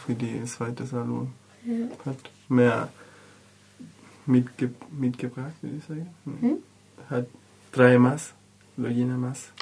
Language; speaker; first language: German; non-native, learner; Spanish